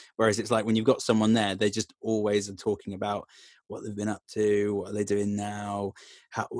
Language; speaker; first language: English; native; English